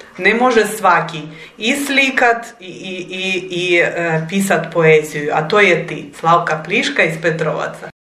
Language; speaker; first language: Serbian; non-native, fluent; Ukrainian